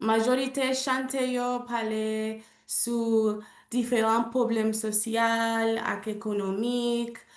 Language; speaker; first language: Haitian Creole; non-native, learner; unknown